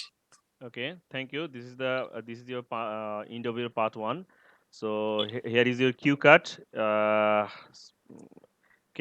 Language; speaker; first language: English; non-native, learner; Bangla